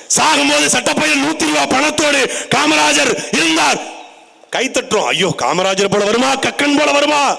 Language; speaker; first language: Tamil; native; Tamil